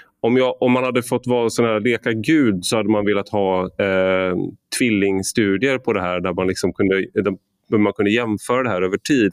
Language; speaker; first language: Swedish; native; Swedish